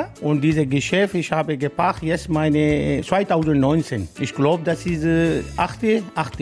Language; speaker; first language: German; non-native, learner; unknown